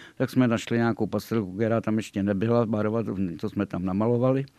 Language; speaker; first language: Czech; native; Czech